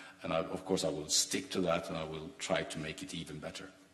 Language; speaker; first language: English; non-native, fluent; Swedish